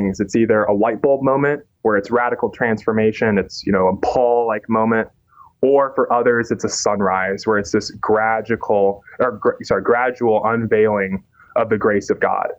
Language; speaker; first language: English; native; English